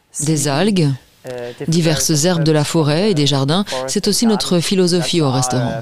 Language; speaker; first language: French; non-native, fluent; Danish